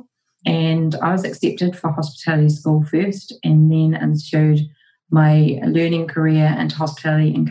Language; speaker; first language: English; native; English